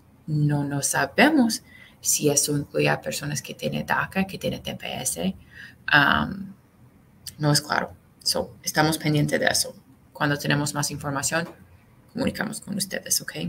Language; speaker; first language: Spanish; non-native, fluent; English